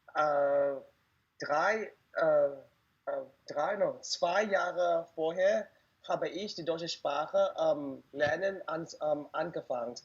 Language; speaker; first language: German; non-native, learner; Thai